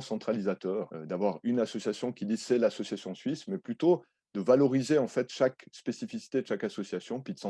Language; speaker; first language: French; native; French